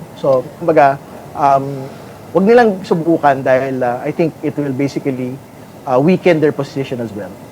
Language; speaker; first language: Filipino; native; Filipino